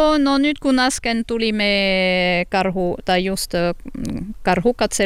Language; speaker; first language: Finnish; non-native, learner; French